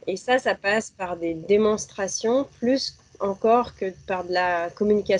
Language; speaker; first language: French; native; French